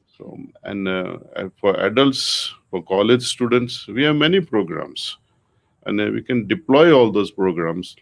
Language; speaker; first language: English; non-native, local second language; Gujarati